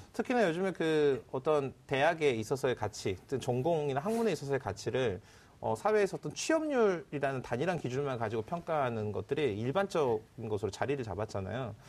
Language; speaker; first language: Korean; native; Korean